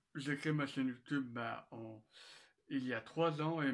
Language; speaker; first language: French; native; French